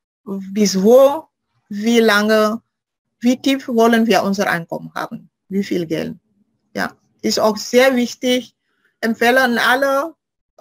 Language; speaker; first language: German; non-native, fluent; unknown